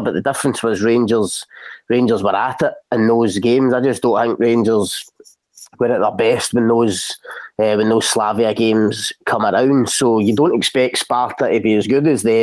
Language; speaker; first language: English; native; English